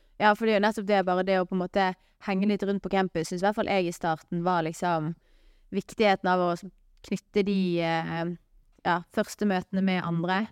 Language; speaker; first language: Norwegian; native; Norwegian